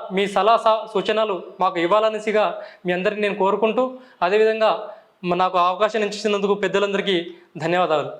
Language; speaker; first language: Telugu; non-native, local second language; Lambadi